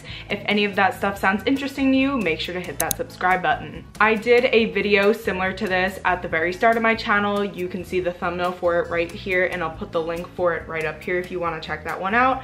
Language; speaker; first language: English; native; English